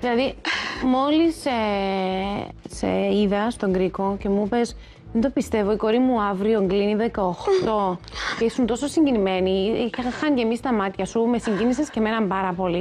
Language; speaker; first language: Greek; native; Greek